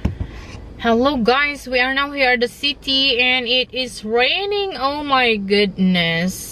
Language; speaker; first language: English; non-native, local second language; Filipino